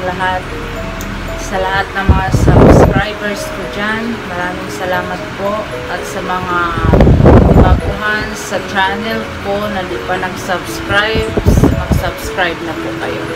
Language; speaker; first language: Filipino; non-native, local second language; Hiligaynon